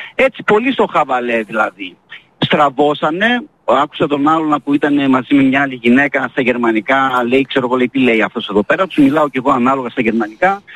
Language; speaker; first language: Greek; early bilingual, heritage; Greek